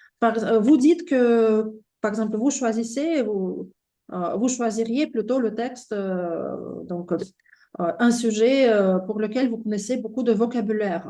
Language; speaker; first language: French; non-native, fluent; Russian